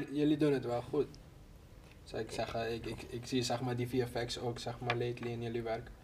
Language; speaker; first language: Dutch; non-native, local second language; Papiamento